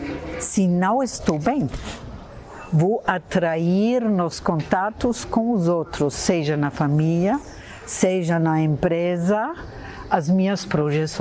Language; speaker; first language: Portuguese; non-native, fluent; German